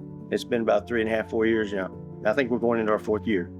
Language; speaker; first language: English; native; English